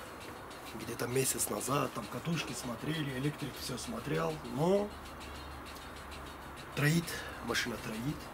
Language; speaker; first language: Russian; non-native, fluent; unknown